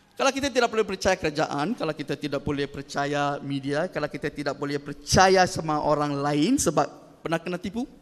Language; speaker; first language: Malay; non-native, local second language; Tamil